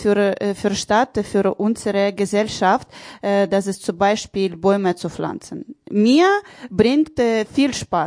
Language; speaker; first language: German; non-native, learner; Ukrainian